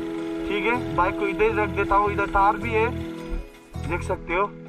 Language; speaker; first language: Hindi; non-native, learner; Nepali